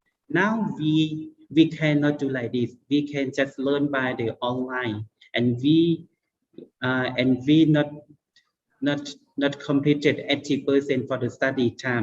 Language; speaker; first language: English; non-native, learner; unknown